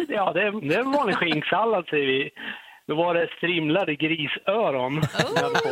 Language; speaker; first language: Swedish; native; Swedish